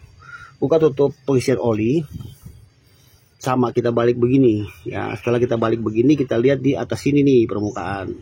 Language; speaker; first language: Indonesian; native; Indonesian